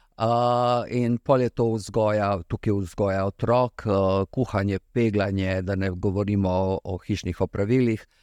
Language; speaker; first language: Slovenian; early bilingual, other home language; Serbian